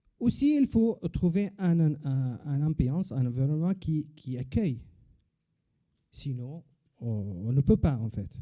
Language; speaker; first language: French; non-native, learner; Arabic